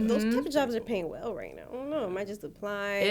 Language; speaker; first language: English; native; English